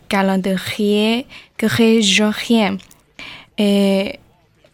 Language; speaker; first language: French; non-native, learner; Chinese